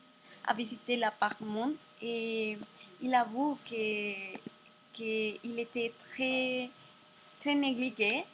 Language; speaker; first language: French; non-native, learner; Spanish